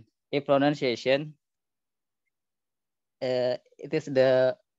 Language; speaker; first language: English; non-native, learner; Indonesian